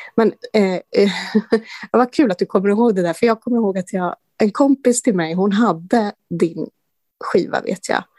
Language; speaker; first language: Swedish; native; Swedish